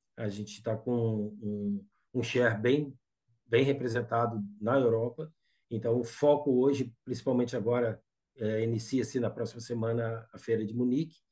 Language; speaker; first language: Portuguese; native; Portuguese